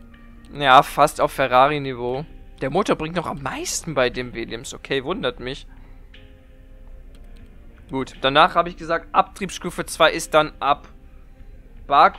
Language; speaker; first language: German; native; German